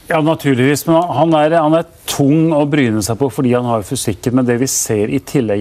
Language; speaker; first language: Norwegian; native; Norwegian